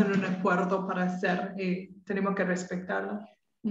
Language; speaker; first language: Spanish; non-native, fluent; English